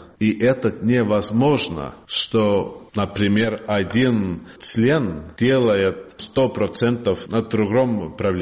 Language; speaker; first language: Russian; non-native, learner; Estonian